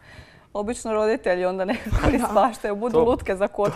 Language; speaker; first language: Croatian; native; Croatian